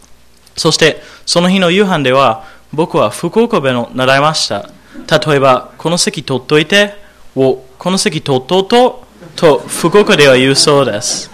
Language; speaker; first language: Japanese; non-native, learner; English